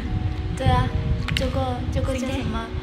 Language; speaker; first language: Chinese; non-native, fluent; Vietnamese